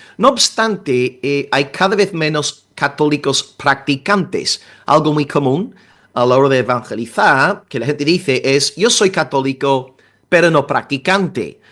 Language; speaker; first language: Spanish; non-native, fluent; English